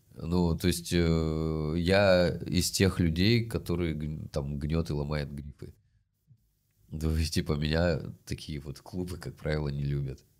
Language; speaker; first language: Russian; native; Russian